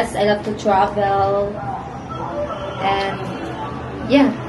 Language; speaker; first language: English; non-native, learner; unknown